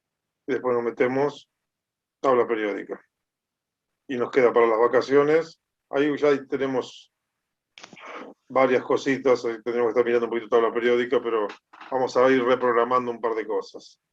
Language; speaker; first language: Spanish; native; Spanish